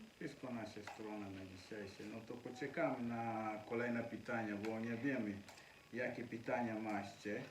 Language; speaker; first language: Polish; non-native, learner; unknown